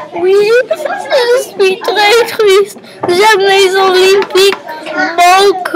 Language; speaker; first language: French; non-native, learner; English